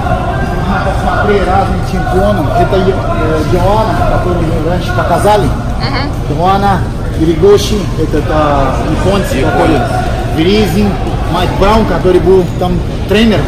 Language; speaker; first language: Russian; non-native, learner; Portuguese